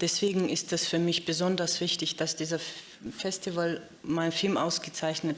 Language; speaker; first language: German; non-native, fluent; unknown